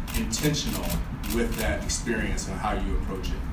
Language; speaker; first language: English; native; English